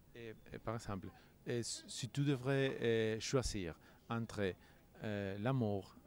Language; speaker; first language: French; non-native, fluent; Spanish